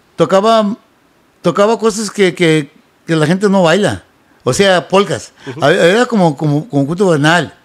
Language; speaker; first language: Spanish; native; Spanish